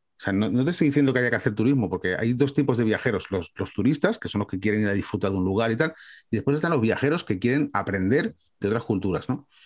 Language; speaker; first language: Spanish; native; Spanish